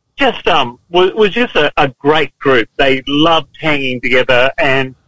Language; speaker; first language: English; native; English